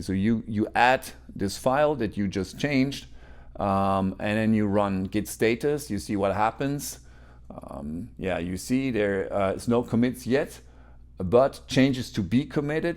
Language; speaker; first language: English; non-native, fluent; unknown